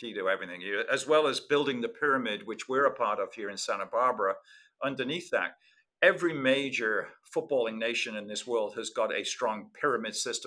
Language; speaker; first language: English; native; English